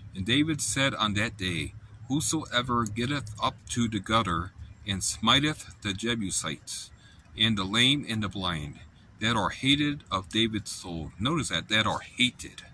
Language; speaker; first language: English; native; English